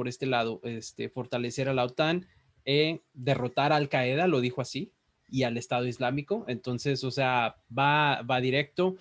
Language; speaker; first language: Spanish; native; Spanish